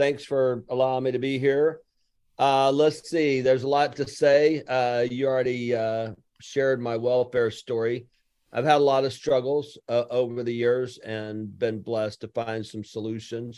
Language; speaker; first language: English; native; English